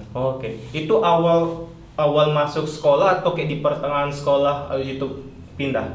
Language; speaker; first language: Indonesian; native; Indonesian